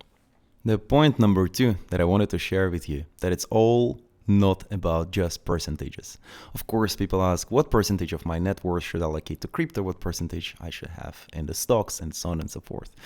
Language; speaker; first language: English; non-native, fluent; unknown